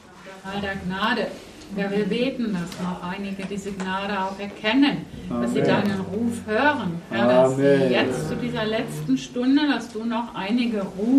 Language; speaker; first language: German; non-native, learner; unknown